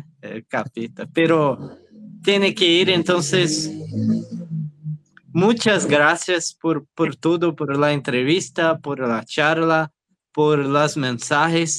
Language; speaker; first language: Spanish; non-native, learner; Portuguese